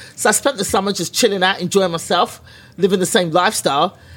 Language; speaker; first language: English; native; English